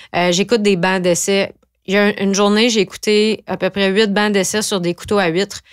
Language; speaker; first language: French; native; French